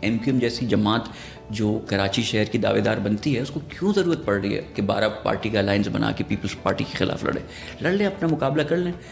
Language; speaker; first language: Urdu; native; Urdu